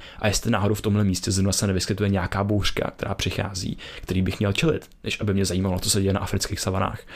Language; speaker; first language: Czech; native; Czech